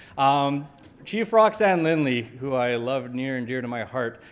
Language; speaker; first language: English; native; English